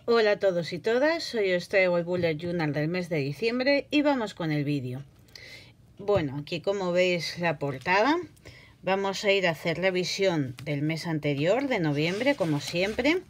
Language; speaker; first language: Spanish; native; Spanish